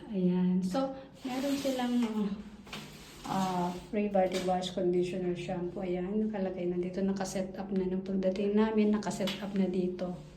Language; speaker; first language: Filipino; non-native, local second language; Iloko